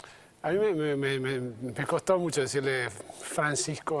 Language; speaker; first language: Spanish; native; Spanish